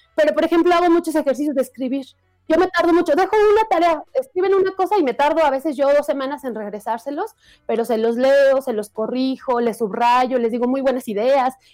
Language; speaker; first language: Spanish; native; Spanish